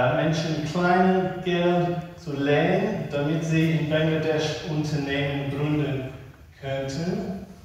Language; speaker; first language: German; non-native, learner; English